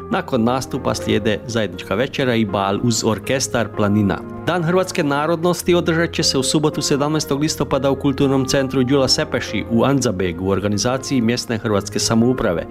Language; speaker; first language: Croatian; early bilingual, heritage; Croatian